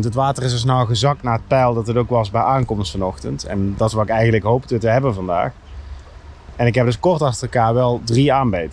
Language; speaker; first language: Dutch; native; Dutch